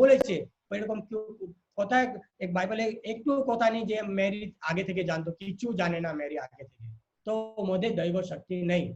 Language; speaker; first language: Bangla; non-native, learner; Hindi